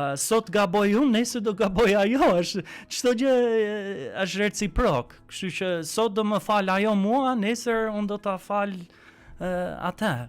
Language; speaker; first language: Albanian; non-native, fluent; English